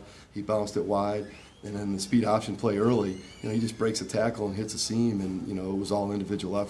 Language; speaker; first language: English; native; English